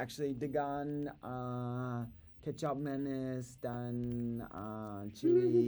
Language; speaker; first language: Indonesian; non-native, learner; English